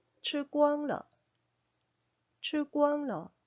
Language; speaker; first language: Chinese; non-native, fluent; Korean